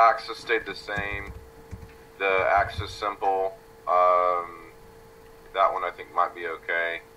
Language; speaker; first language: English; native; English